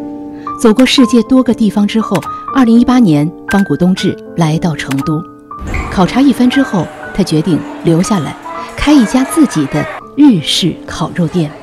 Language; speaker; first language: Chinese; native; Chinese